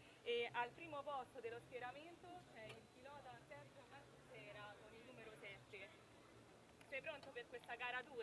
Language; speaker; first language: Italian; native; Italian